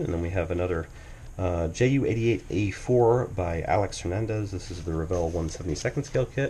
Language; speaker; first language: English; native; English